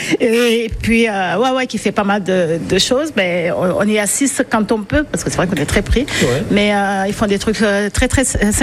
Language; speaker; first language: French; non-native, local second language; Wolof